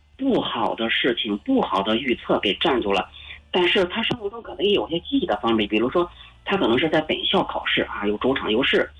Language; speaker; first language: Chinese; native; Chinese